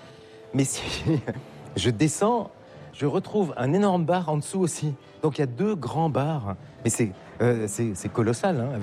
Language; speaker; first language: French; native; French